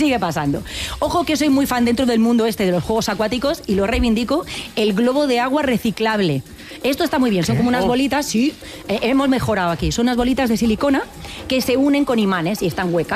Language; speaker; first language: Spanish; native; Spanish